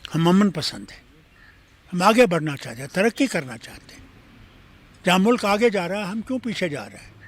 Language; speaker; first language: Urdu; non-native, local second language; Kashmiri